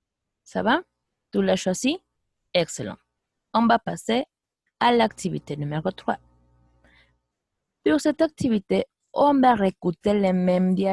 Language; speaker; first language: French; non-native, fluent; Spanish